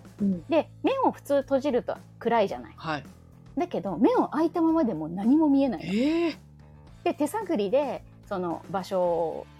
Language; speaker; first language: Japanese; native; Japanese